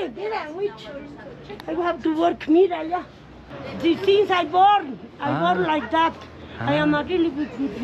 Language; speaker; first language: English; non-native, learner; Spanish